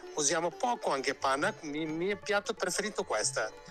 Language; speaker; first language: Italian; non-native, learner; Hindi